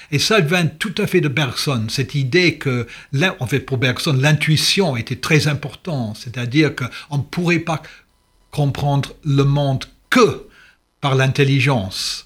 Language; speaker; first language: French; non-native, fluent; English